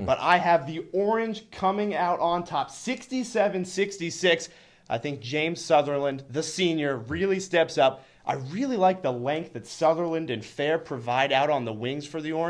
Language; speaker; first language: English; native; English